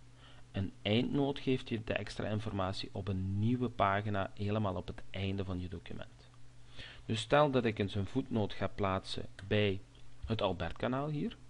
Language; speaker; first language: Dutch; native; Dutch